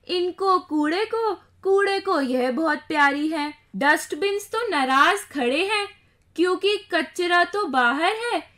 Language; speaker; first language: Hindi; native; Hindi